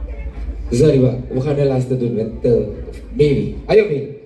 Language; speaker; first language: Dutch; non-native, fluent; Javanese